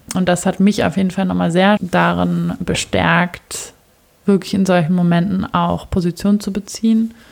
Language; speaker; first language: German; native; German